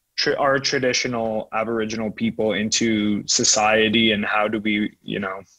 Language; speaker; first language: English; native; English